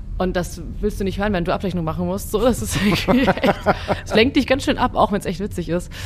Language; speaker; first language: German; early bilingual, other home language; Hungarian